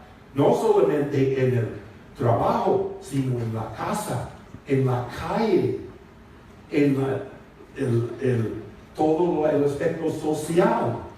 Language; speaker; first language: Spanish; non-native, fluent; English